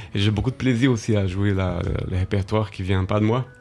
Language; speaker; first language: French; early bilingual, other home language; Portuguese